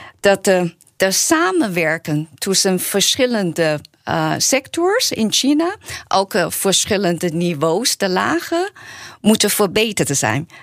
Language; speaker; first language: Dutch; non-native, learner; Chinese